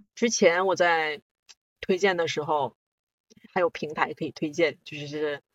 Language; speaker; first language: Chinese; non-native, local second language; Korean